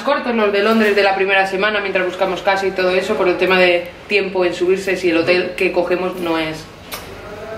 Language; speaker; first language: Spanish; native; Spanish